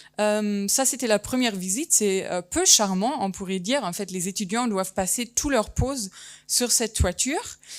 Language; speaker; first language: French; non-native, fluent; German